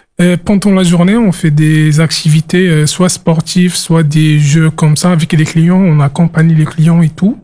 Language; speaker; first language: French; non-native, local second language; Arabic